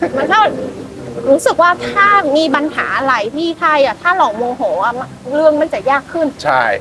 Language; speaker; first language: Thai; non-native, fluent; Vietnamese